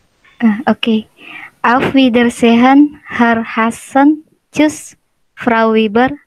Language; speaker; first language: German; non-native, learner; Indonesian